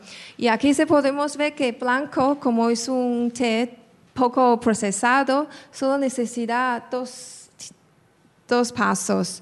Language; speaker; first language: Spanish; non-native, fluent; Chinese